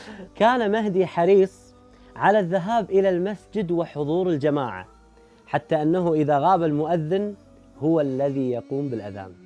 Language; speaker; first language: Arabic; native; Arabic